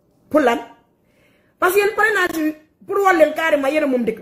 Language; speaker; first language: French; non-native, local second language; Wolof